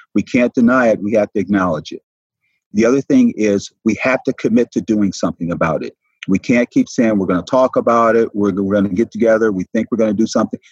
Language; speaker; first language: English; native; English